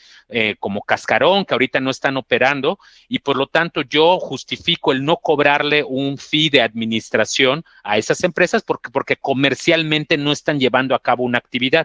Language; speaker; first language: Spanish; native; Spanish